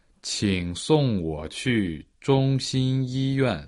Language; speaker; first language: Chinese; non-native, learner; Portuguese